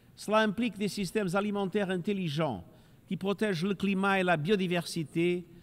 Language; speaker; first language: French; non-native, fluent; Portuguese